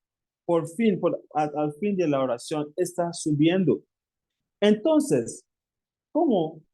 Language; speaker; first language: Spanish; non-native, fluent; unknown